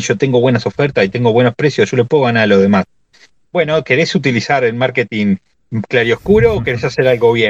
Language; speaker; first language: Spanish; native; Spanish